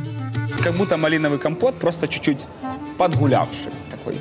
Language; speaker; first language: Russian; native; Russian